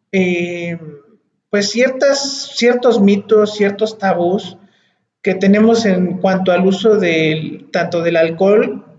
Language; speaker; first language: Spanish; native; Spanish